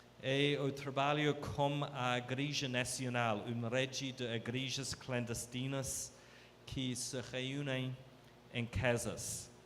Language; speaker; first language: Portuguese; non-native, fluent; English